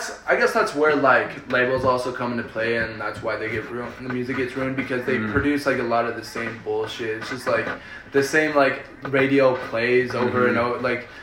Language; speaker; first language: English; early bilingual, other home language; Spanish